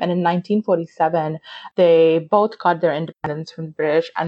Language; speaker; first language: English; non-native, local second language; Urdu